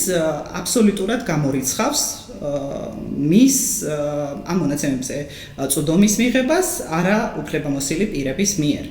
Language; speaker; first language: Georgian; native; Georgian